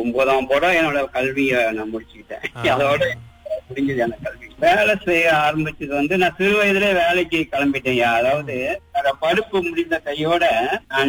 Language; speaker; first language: Tamil; early bilingual, heritage; Tamil